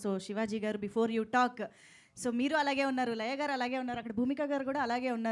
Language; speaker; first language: Telugu; native; Telugu